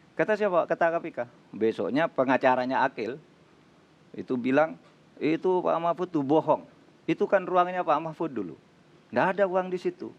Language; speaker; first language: Indonesian; non-native, local second language; Madurese